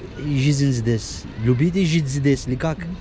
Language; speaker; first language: Russian; non-native, learner; Turkish